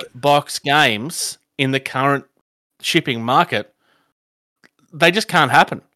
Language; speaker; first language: English; native; English